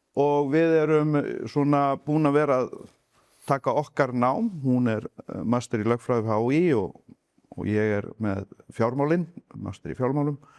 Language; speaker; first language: Icelandic; native; Icelandic